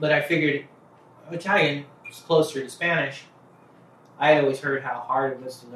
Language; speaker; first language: English; native; English